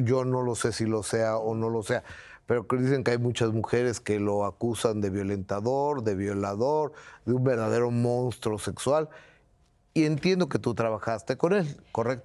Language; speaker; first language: Spanish; native; Spanish